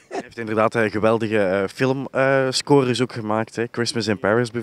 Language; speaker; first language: Dutch; native; Dutch